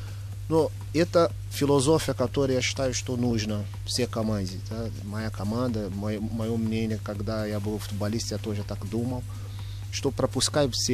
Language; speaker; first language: Russian; non-native, fluent; Portuguese